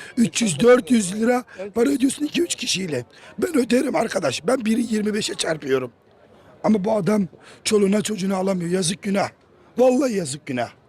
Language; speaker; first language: Turkish; native; Turkish